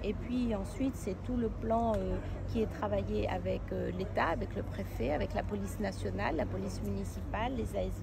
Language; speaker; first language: French; native; French